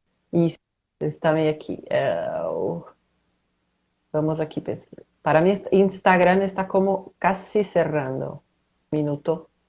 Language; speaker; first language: Spanish; non-native, fluent; Portuguese